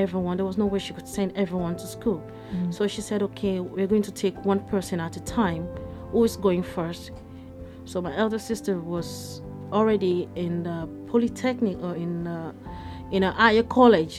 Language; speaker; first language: English; non-native, local second language; Yoruba